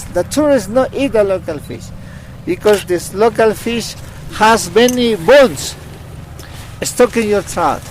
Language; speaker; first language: English; non-native, learner; Spanish